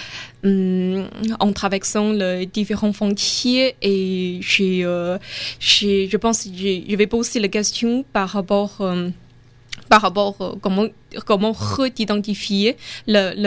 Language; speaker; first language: French; non-native, fluent; Chinese